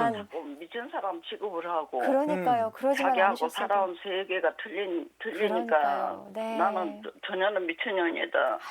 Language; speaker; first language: Korean; native; Korean